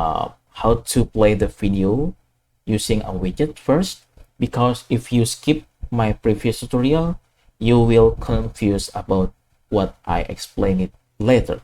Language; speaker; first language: English; non-native, fluent; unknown